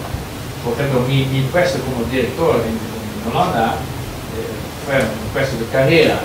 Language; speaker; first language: Spanish; non-native, learner; Dutch